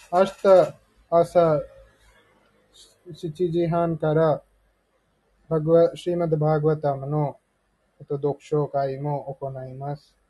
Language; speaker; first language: Japanese; non-native, learner; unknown